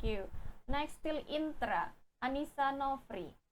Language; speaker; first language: English; non-native, fluent; Indonesian